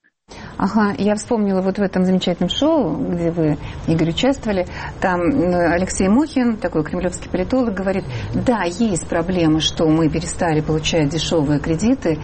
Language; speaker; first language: Russian; native; Russian